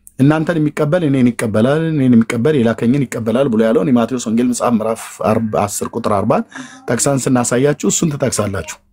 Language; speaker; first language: Amharic; native; Amharic